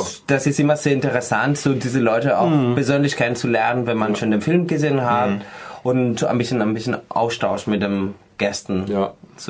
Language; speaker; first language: German; non-native, fluent; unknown